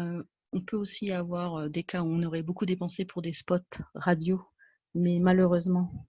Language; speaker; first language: French; native; French